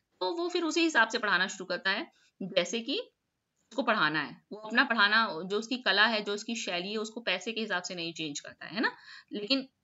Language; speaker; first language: Hindi; native; Hindi